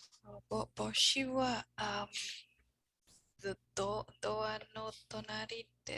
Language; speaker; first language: Japanese; non-native, learner; English